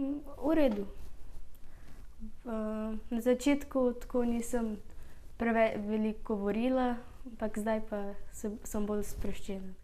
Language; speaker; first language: Slovenian; non-native, learner; Portuguese